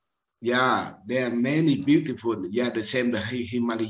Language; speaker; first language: English; non-native, learner; Vietnamese